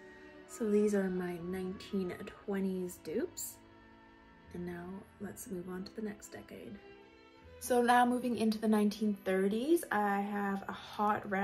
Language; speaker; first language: English; native; English